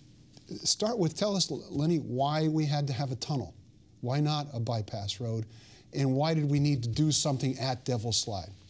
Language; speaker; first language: English; native; English